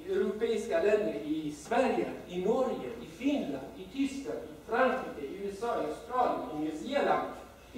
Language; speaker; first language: Swedish; non-native, fluent; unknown